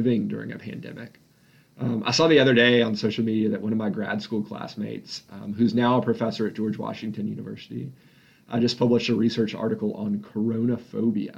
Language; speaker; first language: English; native; English